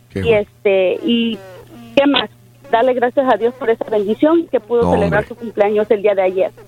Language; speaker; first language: Spanish; native; Spanish